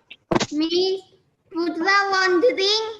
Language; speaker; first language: English; non-native, learner; Indonesian